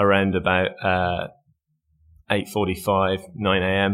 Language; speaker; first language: English; native; English